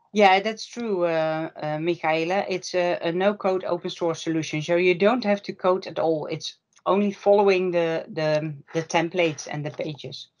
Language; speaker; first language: English; non-native, fluent; Dutch